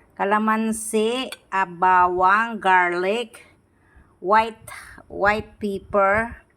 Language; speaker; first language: Filipino; non-native, local second language; Masbatenyo